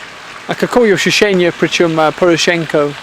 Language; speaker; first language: Russian; non-native, learner; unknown